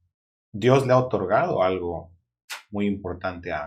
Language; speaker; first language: Spanish; native; Spanish